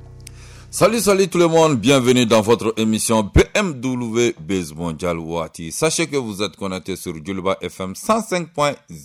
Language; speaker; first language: French; non-native, local second language; Bambara